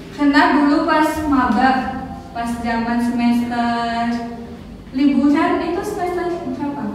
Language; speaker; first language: Indonesian; native; Indonesian